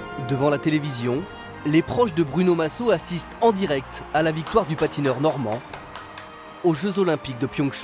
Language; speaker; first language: French; native; French